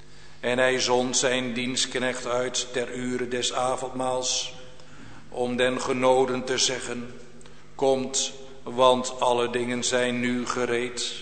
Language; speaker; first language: Dutch; native; Dutch